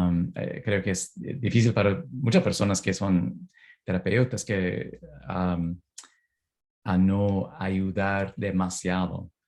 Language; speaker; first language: Spanish; non-native, fluent; English